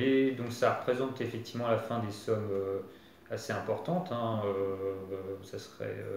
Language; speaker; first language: French; native; French